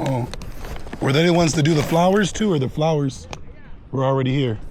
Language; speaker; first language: English; native; English